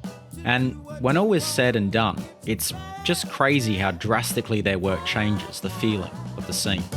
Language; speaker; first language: English; native; English